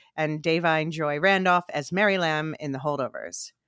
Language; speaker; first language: English; native; English